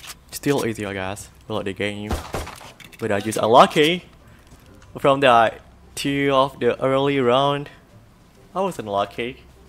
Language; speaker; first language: English; non-native, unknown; Indonesian